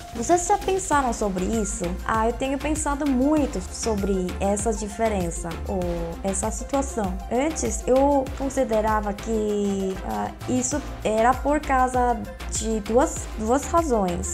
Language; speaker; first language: Portuguese; non-native, fluent; Korean